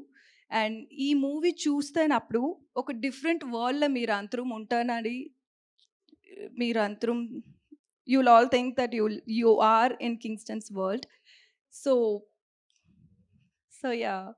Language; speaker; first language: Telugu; non-native, learner; Tamil